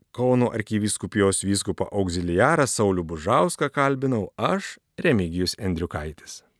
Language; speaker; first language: Lithuanian; native; Lithuanian